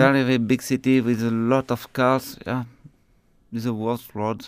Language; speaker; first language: English; non-native, learner; French